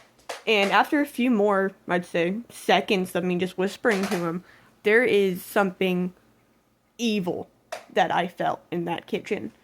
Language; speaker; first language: English; native; English